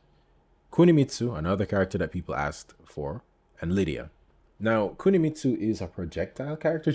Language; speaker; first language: English; native; English